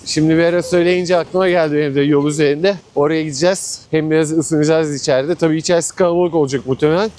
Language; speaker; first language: Turkish; native; Turkish